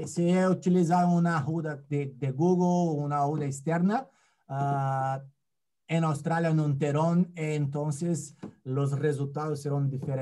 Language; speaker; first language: Spanish; non-native, fluent; Portuguese